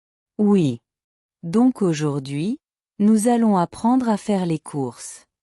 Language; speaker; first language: French; non-native, local second language; Arabic